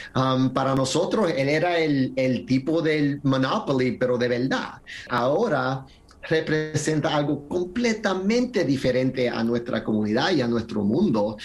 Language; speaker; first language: Spanish; early bilingual, heritage; Spanish